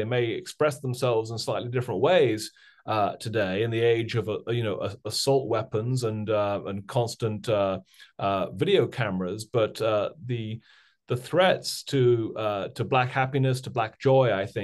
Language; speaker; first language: English; native; English